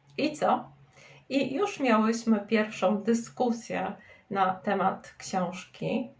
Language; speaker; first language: Polish; native; Polish